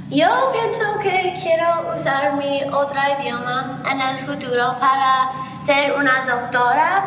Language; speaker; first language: Spanish; non-native, learner; English